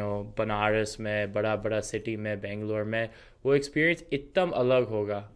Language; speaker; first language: Hindi; non-native, fluent; English